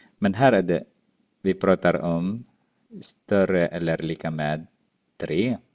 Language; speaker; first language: Swedish; non-native, fluent; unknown